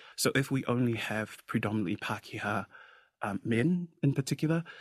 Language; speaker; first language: English; native; English